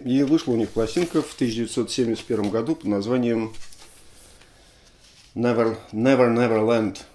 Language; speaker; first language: Russian; native; Russian